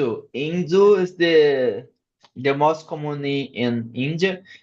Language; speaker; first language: English; non-native, learner; Portuguese